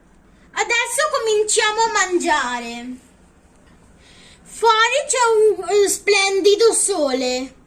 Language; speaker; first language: Italian; early bilingual, other home language; Urdu